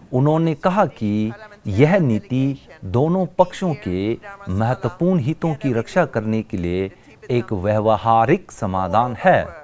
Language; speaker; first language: Hindi; non-native, local second language; Tibetan